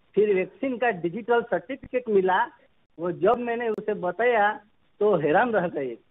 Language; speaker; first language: Hindi; non-native, local second language; Gujarati